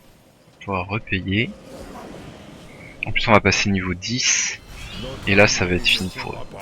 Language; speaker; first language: French; native; French